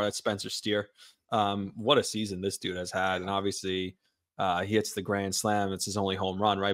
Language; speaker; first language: English; native; English